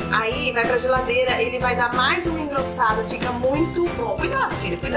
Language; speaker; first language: Portuguese; native; Portuguese